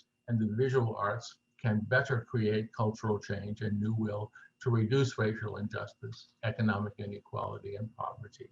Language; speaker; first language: English; native; English